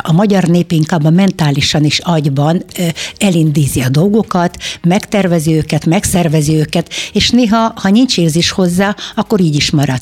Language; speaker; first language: Hungarian; non-native, fluent; Russian